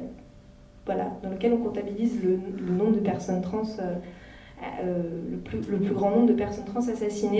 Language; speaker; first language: French; native; French